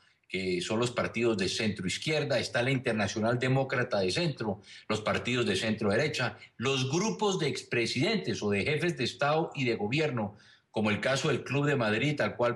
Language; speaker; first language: Spanish; native; Spanish